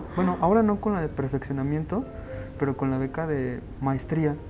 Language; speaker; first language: Spanish; native; Spanish